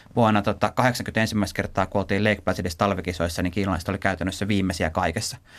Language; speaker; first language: Finnish; native; Finnish